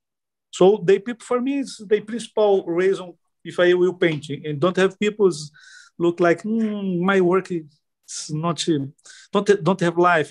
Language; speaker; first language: English; non-native, learner; Portuguese